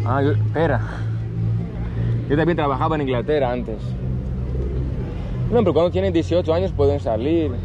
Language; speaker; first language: Spanish; non-native, learner; Greek